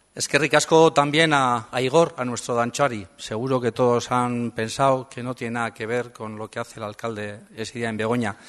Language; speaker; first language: Spanish; native; Spanish